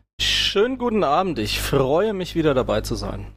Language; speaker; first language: German; native; German